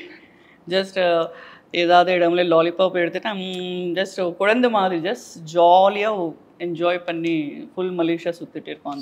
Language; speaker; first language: Tamil; non-native, learner; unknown